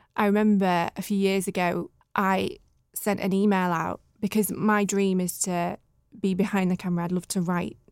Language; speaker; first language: English; native; English